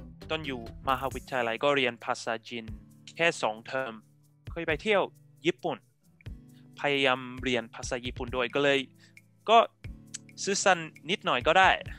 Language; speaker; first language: Thai; non-native, fluent; English